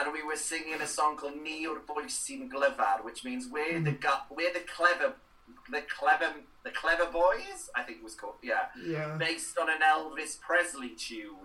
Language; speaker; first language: English; non-native, local second language; Welsh